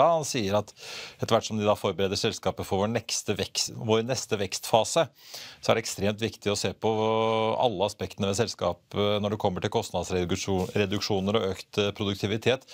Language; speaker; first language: Norwegian; native; Norwegian